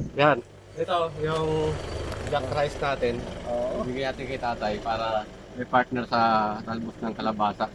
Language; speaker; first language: Filipino; native; Filipino